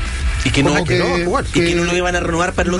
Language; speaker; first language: Spanish; native; Spanish